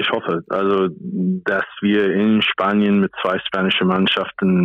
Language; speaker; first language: German; non-native, fluent; English